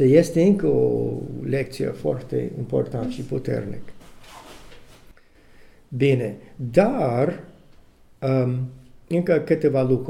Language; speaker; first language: Romanian; non-native, learner; English